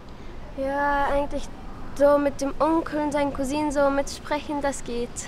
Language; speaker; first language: German; non-native, learner; Arabic